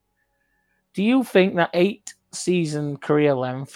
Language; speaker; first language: English; native; English